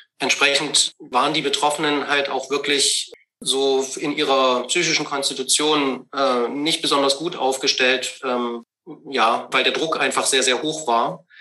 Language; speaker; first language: German; native; German